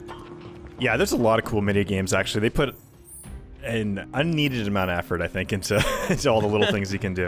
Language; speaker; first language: English; native; English